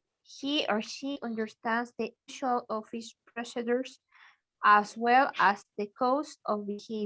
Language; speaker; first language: English; non-native, learner; Spanish